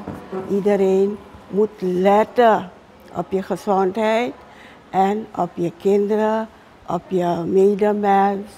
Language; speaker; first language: Dutch; non-native, local second language; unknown